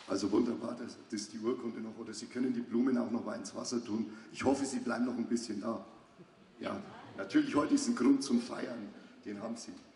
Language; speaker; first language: German; native; German